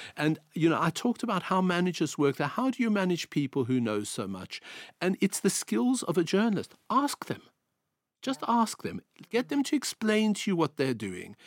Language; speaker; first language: English; native; English